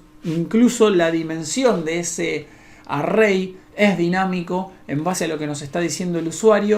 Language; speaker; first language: Spanish; native; Spanish